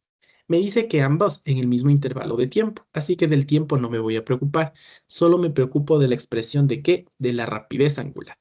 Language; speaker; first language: Spanish; native; Spanish